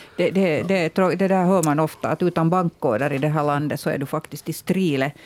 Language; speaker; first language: Swedish; native; Swedish